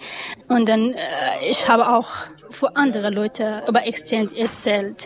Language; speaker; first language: German; non-native, learner; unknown